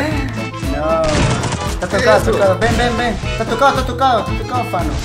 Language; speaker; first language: Portuguese; non-native, learner; Spanish